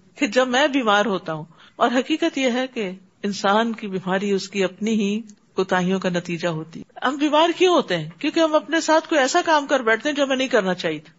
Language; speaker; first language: Urdu; native; Urdu